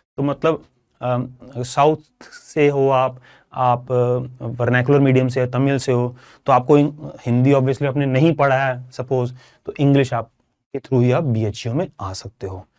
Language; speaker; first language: Hindi; non-native, local second language; Punjabi